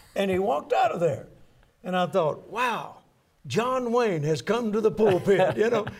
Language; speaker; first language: English; native; English